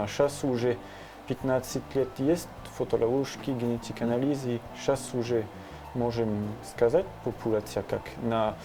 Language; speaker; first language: Russian; non-native, learner; French